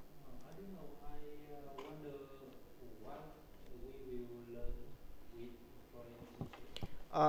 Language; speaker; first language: English; non-native, learner; Vietnamese